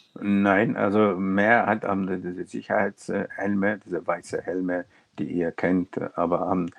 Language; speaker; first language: German; non-native, local second language; Turkish